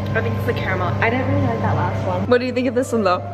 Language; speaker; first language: English; native; English